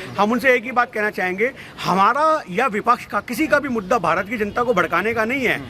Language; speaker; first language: Hindi; native; Hindi